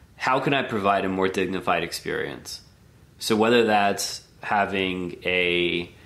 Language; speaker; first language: English; native; English